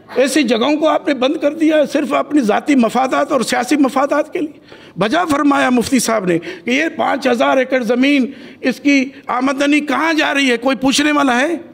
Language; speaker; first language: Urdu; non-native, local second language; Sindhi